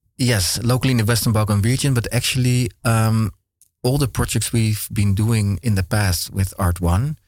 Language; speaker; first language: English; non-native, fluent; Dutch